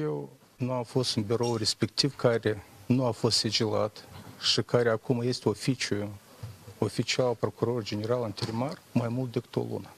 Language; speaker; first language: Romanian; non-native, local second language; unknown